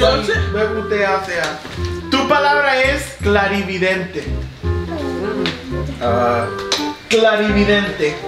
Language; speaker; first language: Spanish; early bilingual, heritage; Spanish